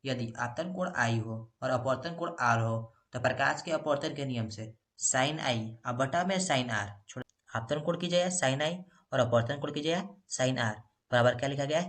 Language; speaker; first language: Hindi; native; Hindi